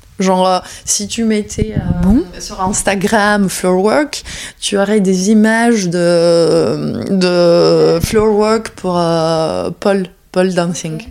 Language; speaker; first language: French; non-native, fluent; Greek